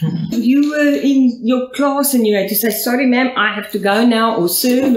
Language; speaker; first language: English; non-native, local second language; Afrikaans